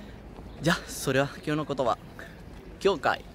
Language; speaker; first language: Japanese; non-native, learner; Spanish